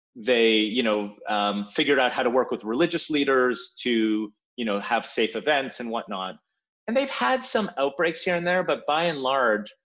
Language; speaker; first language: English; early bilingual, other home language; Polish